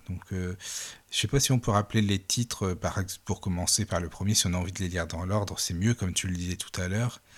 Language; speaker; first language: French; native; French